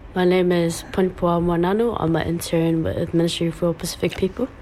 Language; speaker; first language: English; early bilingual, other home language; Samoan